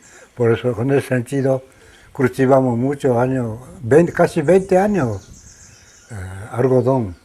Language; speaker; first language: Spanish; non-native, learner; Japanese